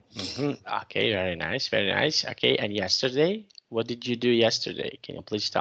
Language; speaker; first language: English; non-native, fluent; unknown